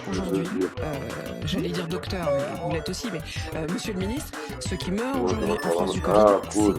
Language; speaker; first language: French; native; French